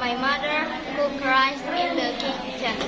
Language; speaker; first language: English; non-native, learner; Indonesian